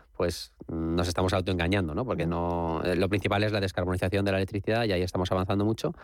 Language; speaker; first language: Spanish; native; Spanish